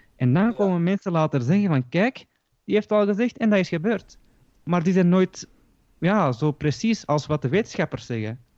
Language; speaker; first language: Dutch; early bilingual, other home language; Turkish